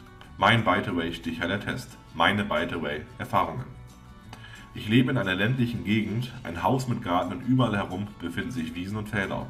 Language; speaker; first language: German; native; German